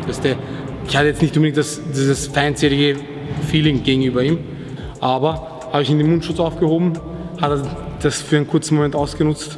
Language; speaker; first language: German; native; German